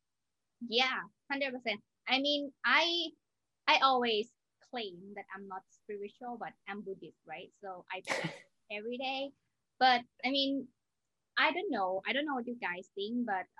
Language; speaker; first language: English; non-native, learner; Thai